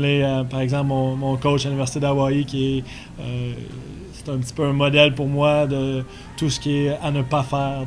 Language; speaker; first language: French; native; French